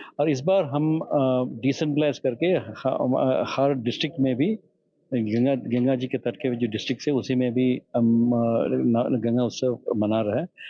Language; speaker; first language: Hindi; non-native, local second language; Bangla